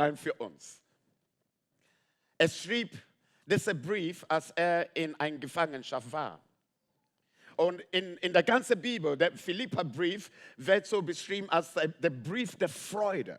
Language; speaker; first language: German; non-native, fluent; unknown